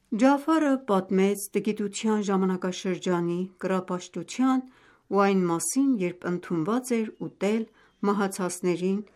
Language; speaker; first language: Armenian; native; Armenian